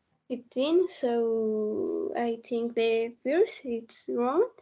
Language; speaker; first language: English; non-native, learner; Spanish